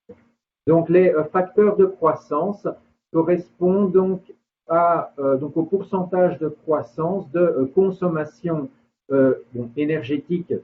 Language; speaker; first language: French; native; French